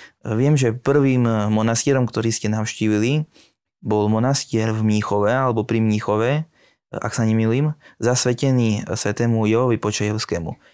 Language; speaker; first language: Slovak; native; Slovak